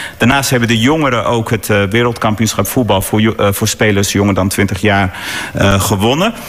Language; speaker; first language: Dutch; early bilingual, other home language; Arabic